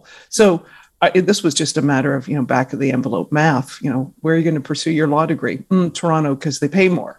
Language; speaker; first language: English; native; English